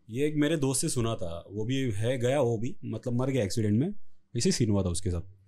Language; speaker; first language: Hindi; non-native, local second language; Marathi